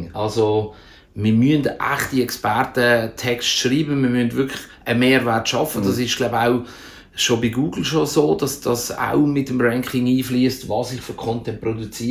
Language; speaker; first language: German; native; German